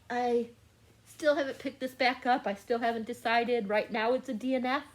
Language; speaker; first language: English; native; English